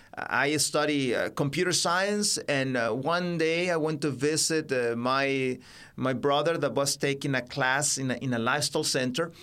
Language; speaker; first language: English; non-native, fluent; Spanish